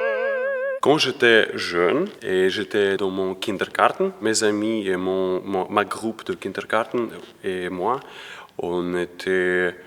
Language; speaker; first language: French; non-native, fluent; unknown